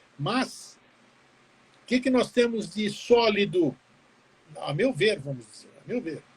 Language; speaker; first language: Portuguese; early bilingual, other home language; Greek